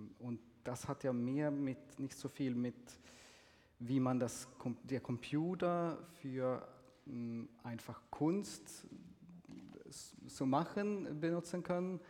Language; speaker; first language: German; non-native, fluent; Swedish